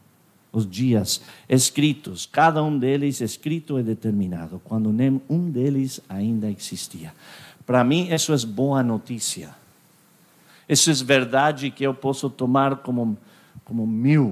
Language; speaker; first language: Portuguese; non-native, fluent; English